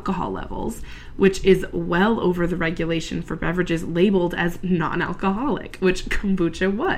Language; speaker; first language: English; native; English